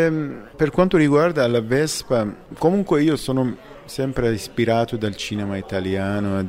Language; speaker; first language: Italian; non-native, fluent; Persian